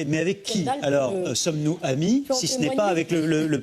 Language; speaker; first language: French; native; French